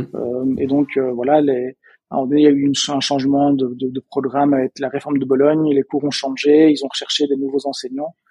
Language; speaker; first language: French; native; French